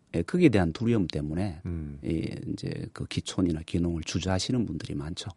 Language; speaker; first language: Korean; native; Korean